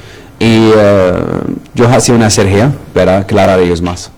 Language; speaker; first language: Spanish; non-native, learner; Arabic